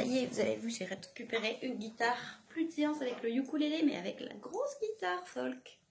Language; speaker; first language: French; native; French